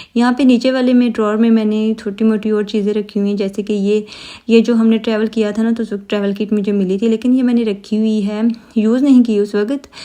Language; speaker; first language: Urdu; native; Urdu